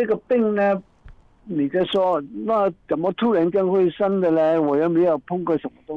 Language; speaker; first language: Chinese; native; Chinese